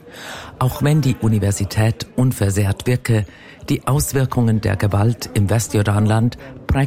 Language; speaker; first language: German; native; German